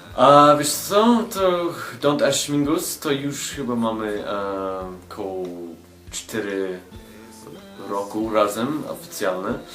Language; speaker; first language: Polish; non-native, learner; English